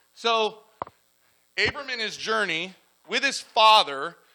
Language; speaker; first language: English; native; English